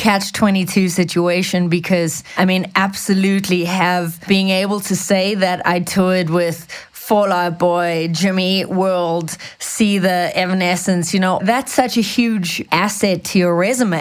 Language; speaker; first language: English; native; English